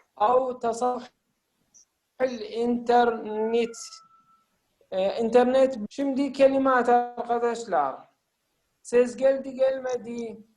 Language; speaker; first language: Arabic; non-native, fluent; Turkish